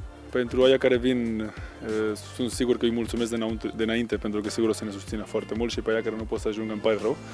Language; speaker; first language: Romanian; non-native, fluent; Spanish